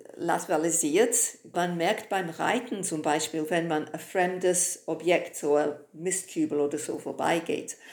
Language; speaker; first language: German; non-native, fluent; English